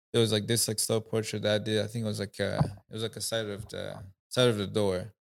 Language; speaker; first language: English; non-native, local second language; Kinyarwanda